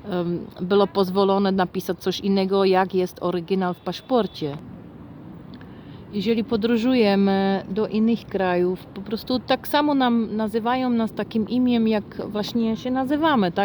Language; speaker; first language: Polish; non-native, fluent; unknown